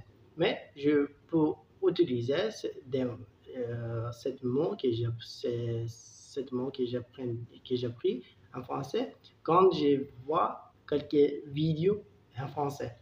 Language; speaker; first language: French; non-native, learner; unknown